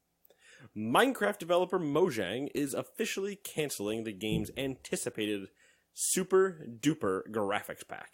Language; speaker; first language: English; native; English